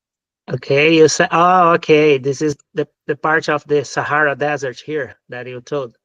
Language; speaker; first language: English; non-native, fluent; Portuguese